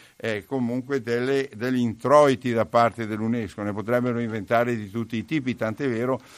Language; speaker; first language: Italian; native; Italian